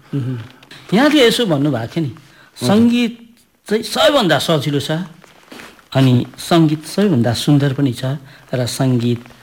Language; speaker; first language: Nepali; native; Nepali